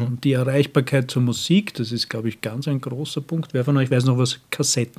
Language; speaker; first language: German; native; German